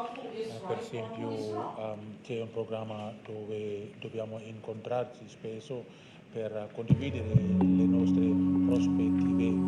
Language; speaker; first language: Italian; non-native, learner; Indonesian